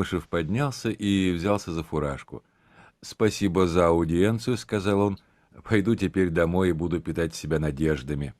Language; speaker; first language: Russian; non-native, learner; French